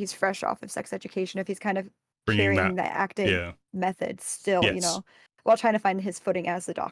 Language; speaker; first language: English; native; English